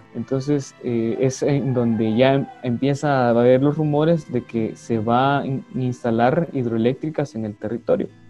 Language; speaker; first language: Spanish; native; Spanish